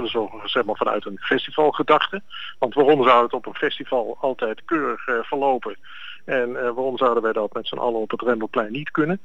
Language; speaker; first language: Dutch; native; Dutch